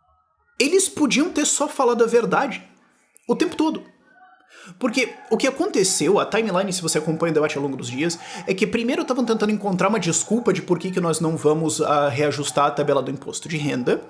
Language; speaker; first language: Portuguese; native; Portuguese